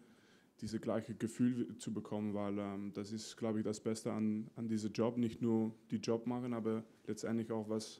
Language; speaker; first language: German; non-native, fluent; French